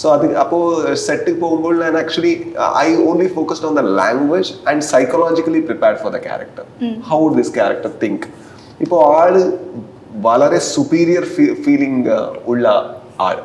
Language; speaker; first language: Malayalam; non-native, learner; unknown